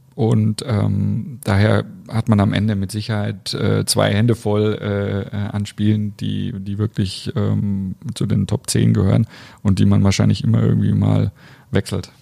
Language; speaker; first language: German; native; German